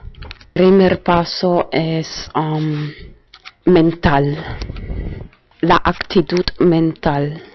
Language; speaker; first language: Spanish; non-native, fluent; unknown